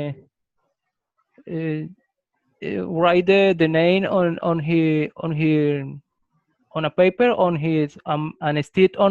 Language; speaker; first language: English; non-native, learner; Spanish